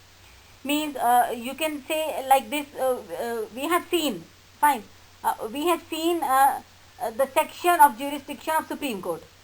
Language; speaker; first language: English; non-native, local second language; Hindi